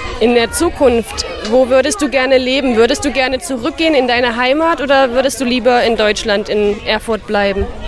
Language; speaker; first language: German; native; German